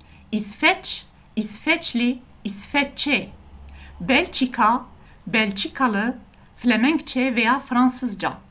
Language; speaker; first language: Turkish; non-native, learner; French